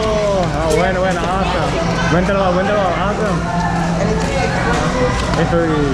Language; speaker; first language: Spanish; non-native, learner; Japanese